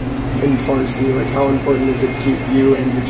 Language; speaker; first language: English; early bilingual, other home language; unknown